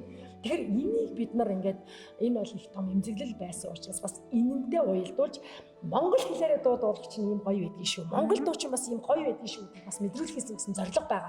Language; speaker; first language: Mongolian; native; Mongolian